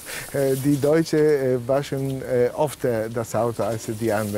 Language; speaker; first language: German; non-native, fluent; Italian